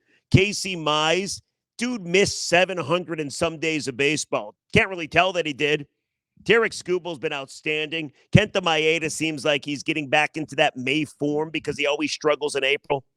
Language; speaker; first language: English; native; English